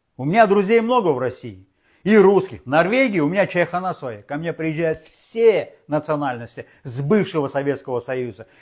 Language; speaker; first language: Russian; non-native, local second language; Uzbek